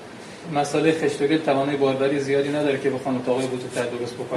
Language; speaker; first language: Persian; native; Persian